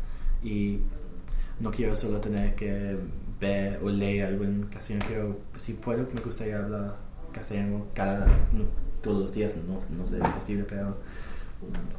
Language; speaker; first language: Spanish; non-native, fluent; English